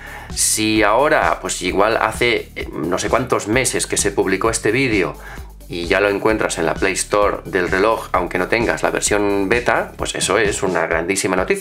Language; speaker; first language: Spanish; native; Spanish